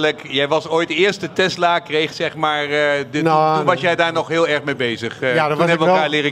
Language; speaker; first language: Dutch; native; Dutch